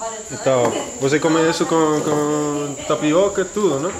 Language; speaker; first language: Portuguese; non-native, learner; English